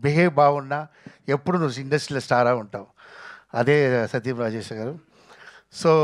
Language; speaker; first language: Telugu; non-native, fluent; Tamil